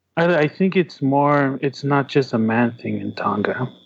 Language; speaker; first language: English; early bilingual, other home language; Tongan